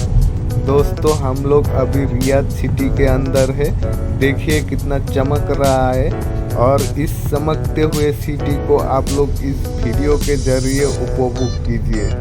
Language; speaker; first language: Hindi; non-native, local second language; Assamese